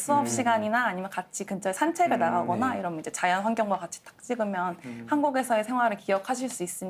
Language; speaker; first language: Korean; native; Korean